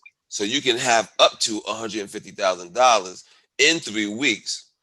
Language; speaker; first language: English; native; English